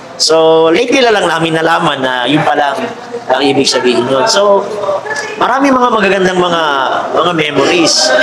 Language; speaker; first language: Filipino; native; Filipino